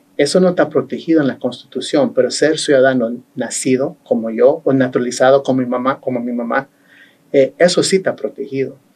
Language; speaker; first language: Spanish; early bilingual, heritage; Spanish